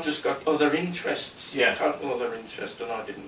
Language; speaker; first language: English; native; English